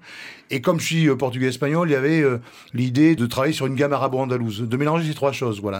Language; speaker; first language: French; native; French